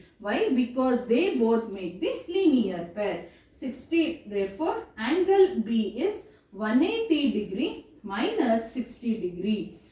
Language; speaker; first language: English; non-native, local second language; Kannada